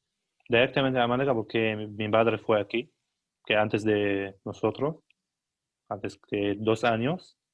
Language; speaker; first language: Spanish; non-native, learner; Arabic